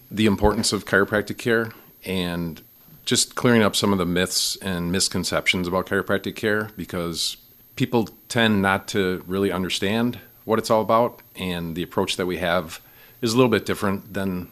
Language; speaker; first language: English; native; English